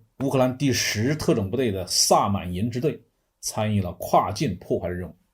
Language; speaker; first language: Chinese; native; Chinese